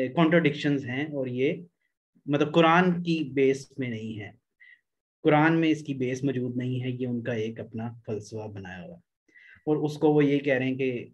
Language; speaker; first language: Urdu; native; Urdu